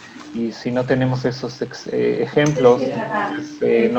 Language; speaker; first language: Spanish; non-native, fluent; Hebrew